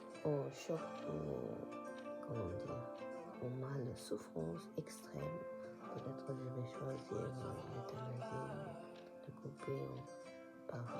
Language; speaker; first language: French; non-native, learner; Japanese